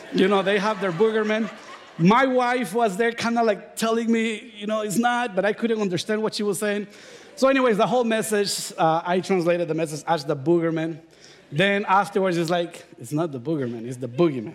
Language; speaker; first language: English; non-native, fluent; Spanish